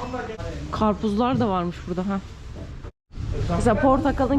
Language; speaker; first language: Turkish; native; Turkish